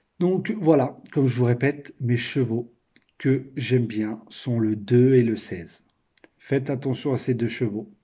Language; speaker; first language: French; native; French